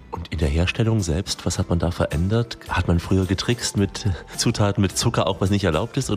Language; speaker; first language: German; native; German